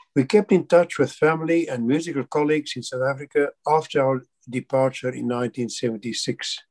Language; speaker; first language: English; non-native, local second language; Afrikaans